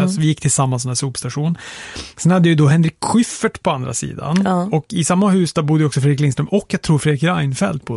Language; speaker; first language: Swedish; native; Swedish